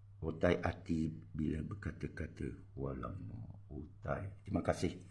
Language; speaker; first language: Malay; non-native, local second language; Min Nan Chinese